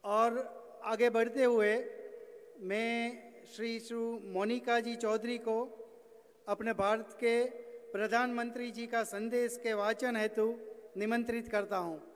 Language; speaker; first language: Hindi; non-native, local second language; Gujarati